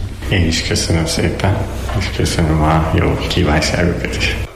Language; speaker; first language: Hungarian; non-native, fluent; Turkish